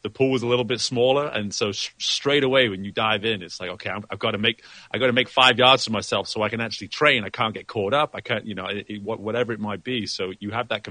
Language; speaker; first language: English; native; English